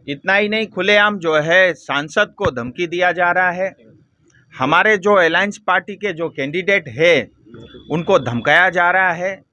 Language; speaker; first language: Hindi; non-native, local second language; Nepali